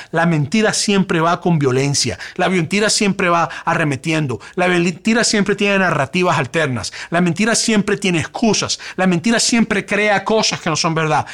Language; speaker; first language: Spanish; native; Spanish